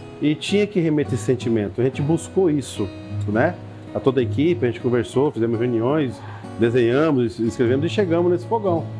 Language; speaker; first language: Portuguese; native; Portuguese